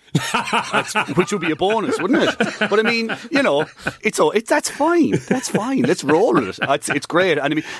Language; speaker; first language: English; native; English